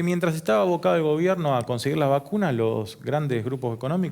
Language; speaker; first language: Spanish; native; Spanish